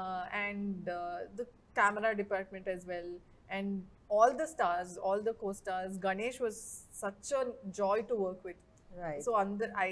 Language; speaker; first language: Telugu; non-native, fluent; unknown